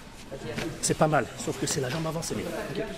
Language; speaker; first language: French; native; French